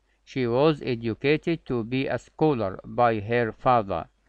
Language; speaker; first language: English; non-native, fluent; Arabic